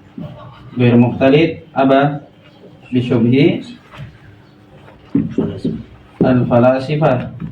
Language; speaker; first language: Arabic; non-native, fluent; Indonesian